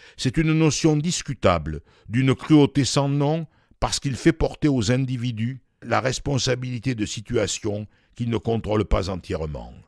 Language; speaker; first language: French; native; French